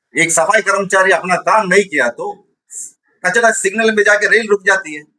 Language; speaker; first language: Hindi; non-native, local second language; Tamil